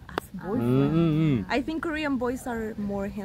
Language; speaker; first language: English; non-native, fluent; Spanish